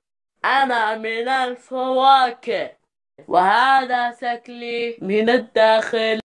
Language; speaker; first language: Arabic; non-native, learner; Malayalam